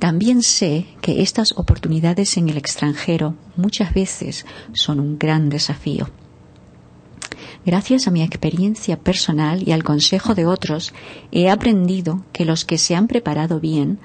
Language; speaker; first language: Spanish; native; Spanish